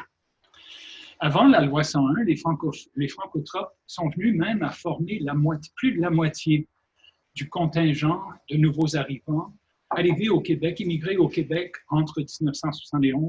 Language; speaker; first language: French; native; French